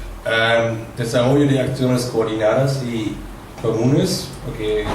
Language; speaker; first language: Spanish; non-native, fluent; German